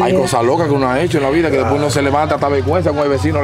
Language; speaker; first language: Spanish; native; Spanish